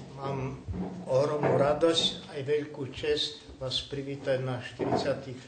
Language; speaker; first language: Slovak; non-native, local second language; Rusyn